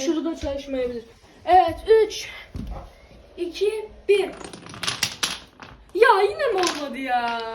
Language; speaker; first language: Turkish; early bilingual, heritage; Turkish